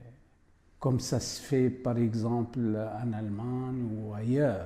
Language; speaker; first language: French; non-native, fluent; Arabic